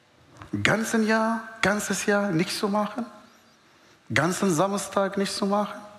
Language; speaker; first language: German; non-native, fluent; Arabic